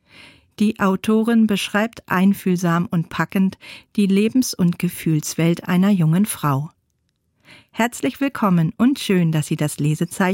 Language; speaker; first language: German; native; German